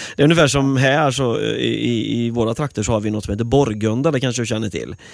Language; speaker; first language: Swedish; native; Swedish